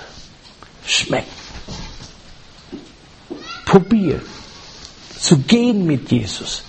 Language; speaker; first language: German; non-native, learner; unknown